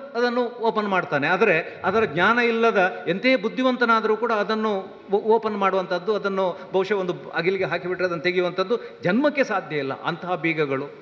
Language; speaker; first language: Kannada; non-native, local second language; Tulu